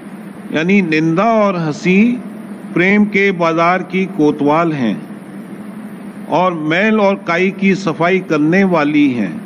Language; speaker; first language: Hindi; native; Hindi